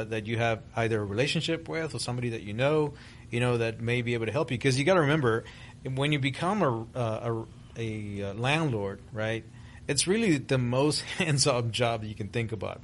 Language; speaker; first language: English; early bilingual, other home language; Spanish